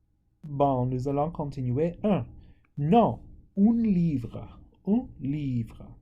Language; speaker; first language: French; non-native, fluent; English